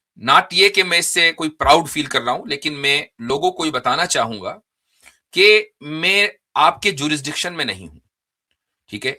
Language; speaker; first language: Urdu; native; Urdu